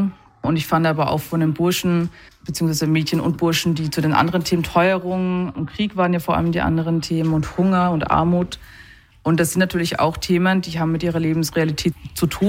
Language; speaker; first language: German; native; German